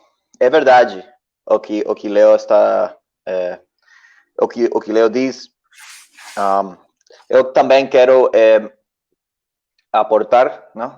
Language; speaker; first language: Portuguese; non-native, learner; Spanish